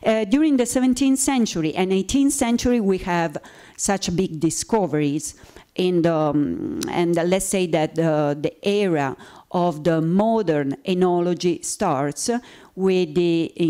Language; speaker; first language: English; non-native, fluent; Italian